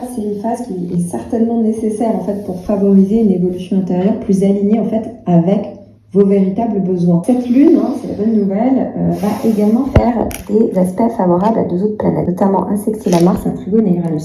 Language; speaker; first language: French; native; French